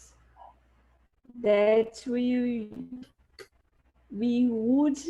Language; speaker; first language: English; non-native, learner; Portuguese